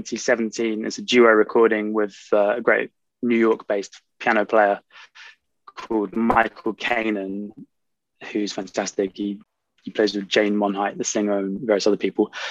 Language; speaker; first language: English; native; English